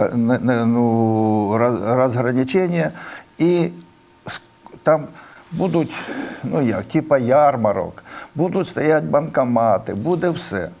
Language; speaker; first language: Ukrainian; non-native, local second language; Russian